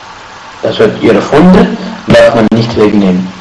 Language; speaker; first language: German; non-native, fluent; Arabic